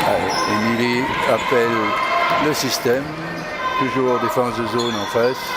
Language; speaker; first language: French; native; French